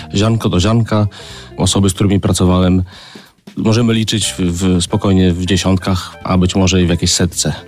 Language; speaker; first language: Polish; native; Polish